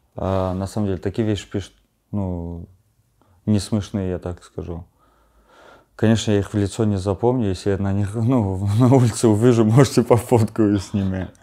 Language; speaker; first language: Russian; non-native, fluent; Armenian